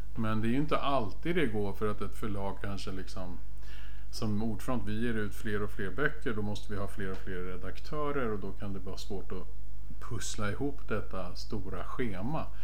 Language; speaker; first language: Swedish; native; Swedish